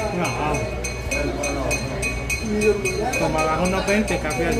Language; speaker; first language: Spanish; native; Spanish